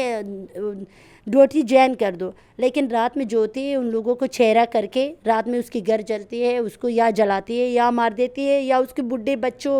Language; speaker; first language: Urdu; non-native, learner; Persian